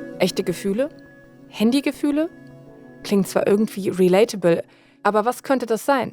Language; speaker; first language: German; native; German